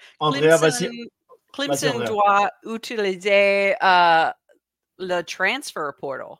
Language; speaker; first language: French; non-native, learner; English